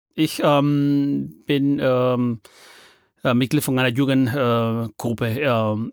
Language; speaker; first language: German; non-native, fluent; Spanish